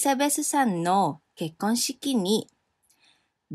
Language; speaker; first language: Japanese; non-native, fluent; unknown